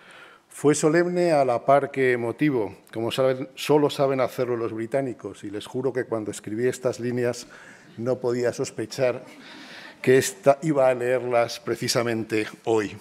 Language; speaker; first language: Spanish; native; Spanish